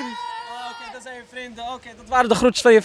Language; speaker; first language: Dutch; native; Dutch